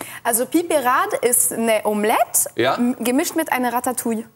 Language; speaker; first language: German; native; German